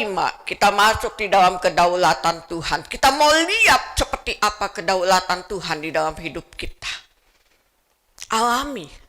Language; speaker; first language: Indonesian; native; Indonesian